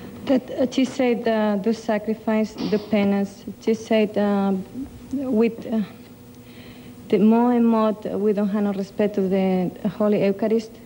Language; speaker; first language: English; non-native, learner; Spanish